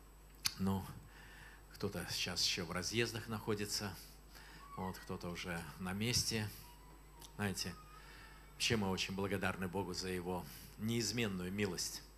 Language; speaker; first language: Russian; native; Russian